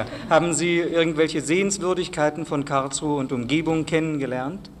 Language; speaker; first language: German; native; German